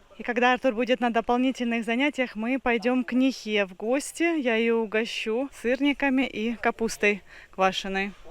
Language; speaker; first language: Russian; native; Russian